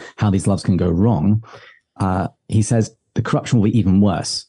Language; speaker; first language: English; native; English